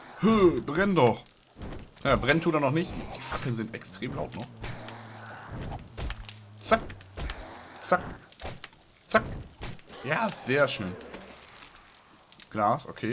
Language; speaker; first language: German; native; German